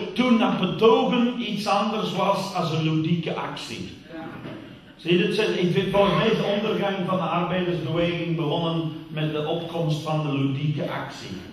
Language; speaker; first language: Dutch; non-native, fluent; English